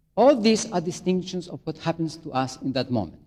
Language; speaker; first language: English; non-native, fluent; Spanish